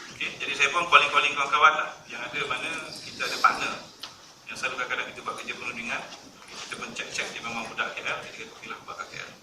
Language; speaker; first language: Malay; native; Malay